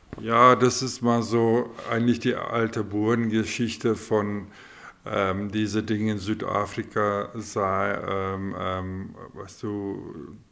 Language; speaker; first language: German; non-native, local second language; Afrikaans